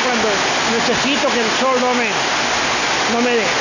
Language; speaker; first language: Spanish; native; Spanish